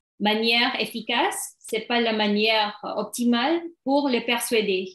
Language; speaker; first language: French; non-native, learner; English